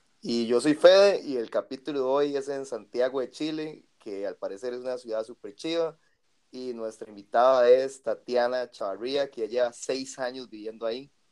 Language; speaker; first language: Spanish; native; Spanish